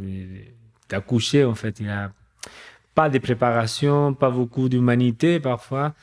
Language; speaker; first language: French; non-native, fluent; Spanish